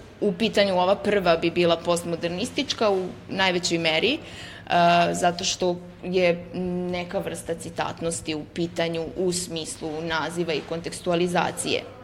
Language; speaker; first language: Serbian; native; Serbian